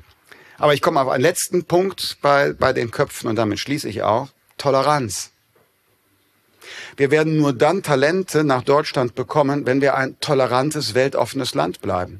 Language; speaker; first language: German; native; German